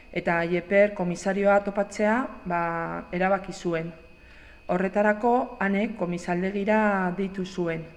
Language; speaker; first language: Basque; non-native, local second language; Spanish